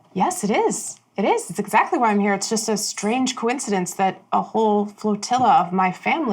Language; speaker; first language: English; native; English